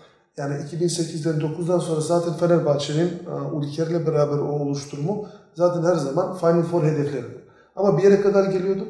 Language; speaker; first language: Turkish; non-native, fluent; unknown